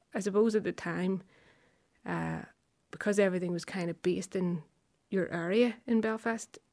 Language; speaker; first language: English; native; English